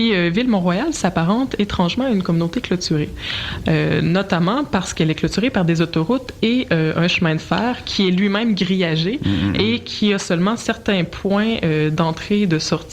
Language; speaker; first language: French; native; French